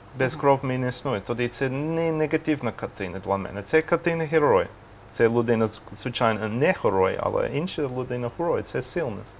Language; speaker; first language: Ukrainian; non-native, learner; English